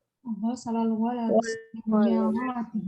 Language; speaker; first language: Arabic; non-native, learner; Indonesian